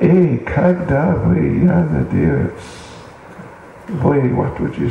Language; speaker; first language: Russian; non-native, learner; English